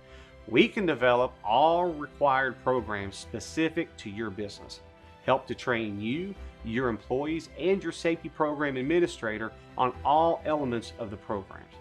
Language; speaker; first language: English; native; English